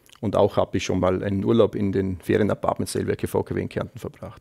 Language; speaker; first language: German; native; German